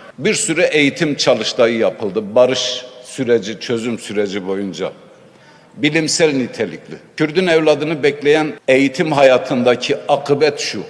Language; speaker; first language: Turkish; native; Turkish